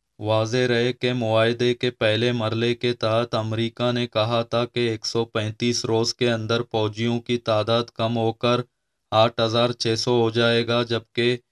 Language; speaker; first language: Urdu; non-native, local second language; Baluchi